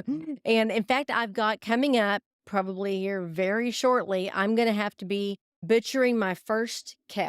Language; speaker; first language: English; native; English